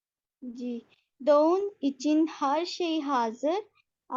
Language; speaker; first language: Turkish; non-native, learner; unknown